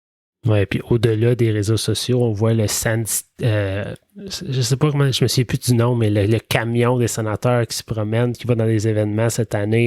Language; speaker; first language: French; native; French